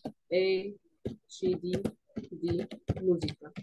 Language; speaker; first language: Italian; non-native, fluent; Arabic